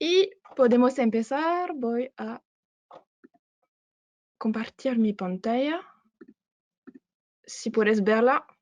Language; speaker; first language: Spanish; non-native, fluent; French